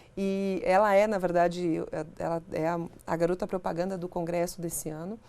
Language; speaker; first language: Portuguese; native; Portuguese